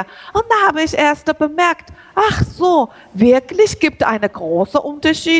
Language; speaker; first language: German; non-native, learner; Chinese